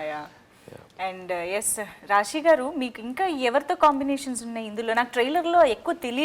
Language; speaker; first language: Telugu; native; Telugu